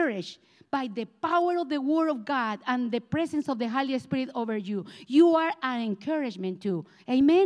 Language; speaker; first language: English; non-native, learner; Spanish